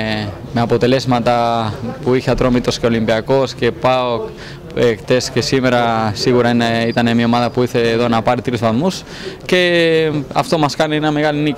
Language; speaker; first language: Greek; non-native, fluent; Spanish